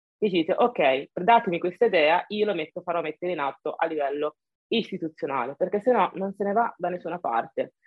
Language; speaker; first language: Italian; early bilingual, other home language; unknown